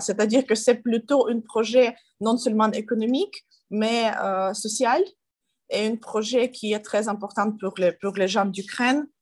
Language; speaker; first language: French; non-native, learner; Ukrainian